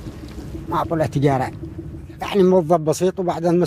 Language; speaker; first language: Arabic; native; Arabic